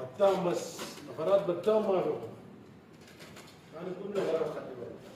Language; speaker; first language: Arabic; non-native, learner; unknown